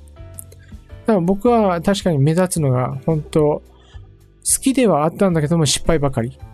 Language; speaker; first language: Japanese; native; Japanese